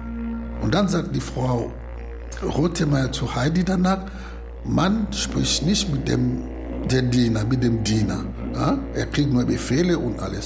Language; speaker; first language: German; non-native, learner; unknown